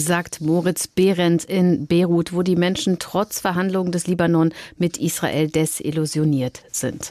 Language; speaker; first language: German; native; German